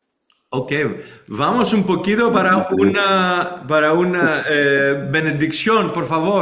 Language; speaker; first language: Spanish; non-native, learner; English